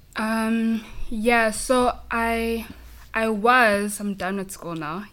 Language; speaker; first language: English; non-native, local second language; Zulu